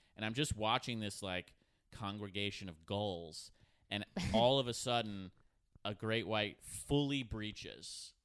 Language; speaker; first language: English; native; English